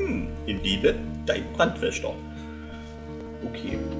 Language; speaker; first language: German; native; German